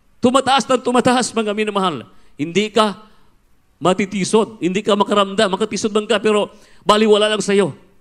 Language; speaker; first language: Filipino; non-native, local second language; Cebuano